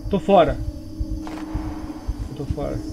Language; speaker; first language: Portuguese; native; Portuguese